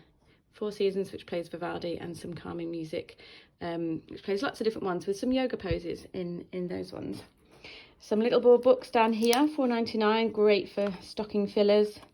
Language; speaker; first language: English; native; English